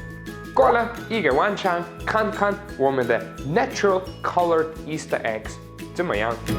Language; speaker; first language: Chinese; non-native, learner; German